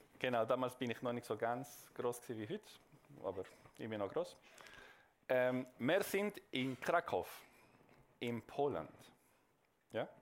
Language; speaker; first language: German; non-native, local second language; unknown